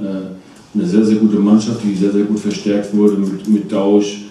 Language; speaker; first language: German; native; German